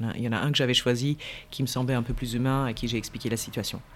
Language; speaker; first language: French; native; French